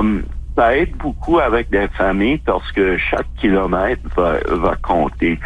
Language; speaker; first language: French; non-native, local second language; English